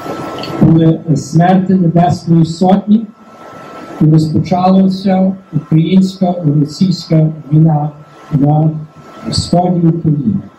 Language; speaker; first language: Ukrainian; early bilingual, heritage; Ukrainian